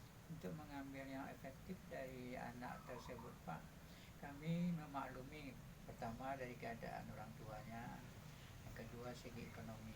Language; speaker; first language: Indonesian; non-native, local second language; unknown